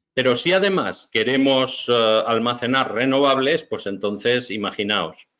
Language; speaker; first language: Spanish; native; Spanish